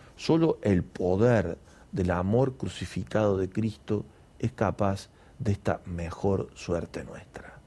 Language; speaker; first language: Spanish; native; Spanish